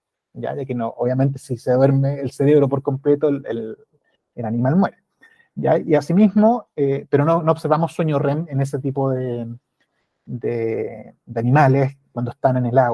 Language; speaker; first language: Spanish; native; Spanish